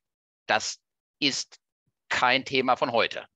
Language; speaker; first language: German; native; German